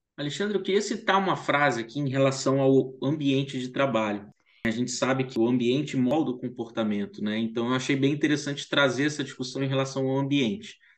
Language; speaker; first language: Portuguese; native; Portuguese